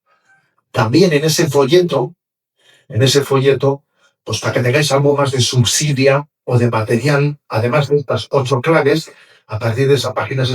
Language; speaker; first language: Spanish; native; Spanish